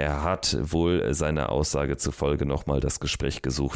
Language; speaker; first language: German; native; German